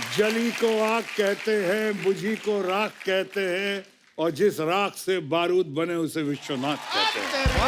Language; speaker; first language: Hindi; native; Hindi